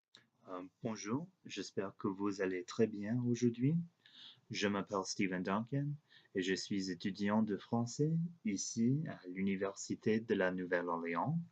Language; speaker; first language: French; non-native, learner; English